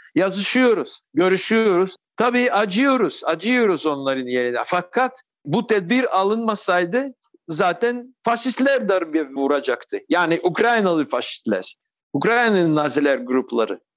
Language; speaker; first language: Turkish; non-native, fluent; Russian